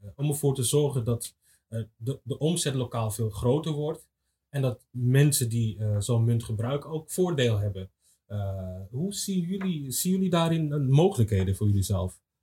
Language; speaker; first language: Dutch; native; Dutch